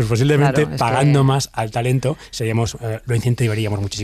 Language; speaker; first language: Spanish; native; Spanish